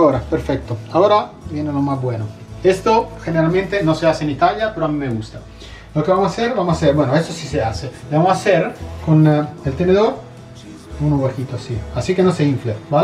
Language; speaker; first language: Spanish; non-native, fluent; Italian